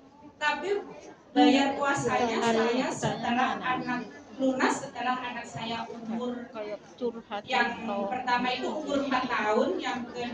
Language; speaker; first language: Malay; non-native, local second language; Javanese